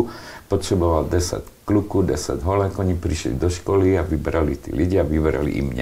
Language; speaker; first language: Czech; non-native, local second language; Slovak